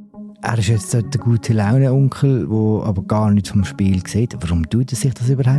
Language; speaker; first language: German; native; German